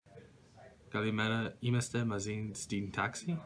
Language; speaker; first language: Greek; non-native, learner; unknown